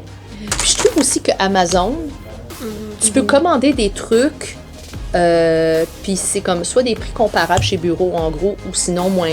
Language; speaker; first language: French; native; French